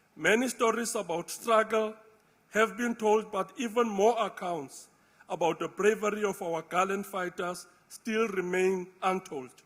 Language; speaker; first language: English; non-native, local second language; Afrikaans